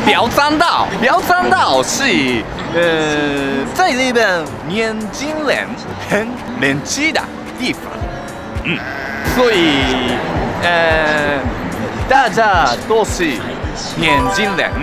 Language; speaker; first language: Chinese; non-native, learner; Japanese